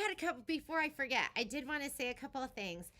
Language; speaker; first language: English; native; English